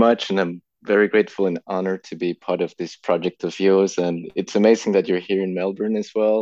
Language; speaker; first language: English; non-native, fluent; Spanish